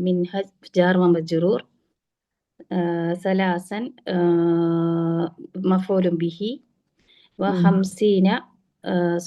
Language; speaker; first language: Arabic; non-native, learner; Malayalam